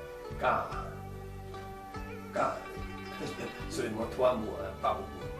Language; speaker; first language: French; non-native, learner; Chinese